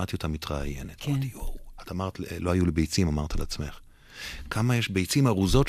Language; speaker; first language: Hebrew; native; Hebrew